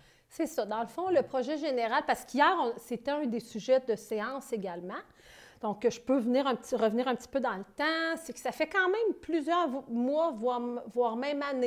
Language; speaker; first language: French; native; French